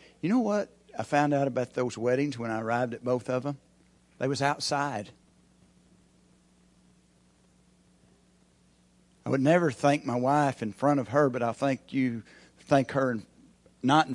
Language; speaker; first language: English; native; English